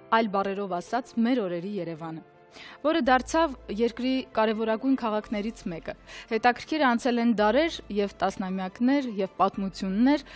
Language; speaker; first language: Armenian; native; Armenian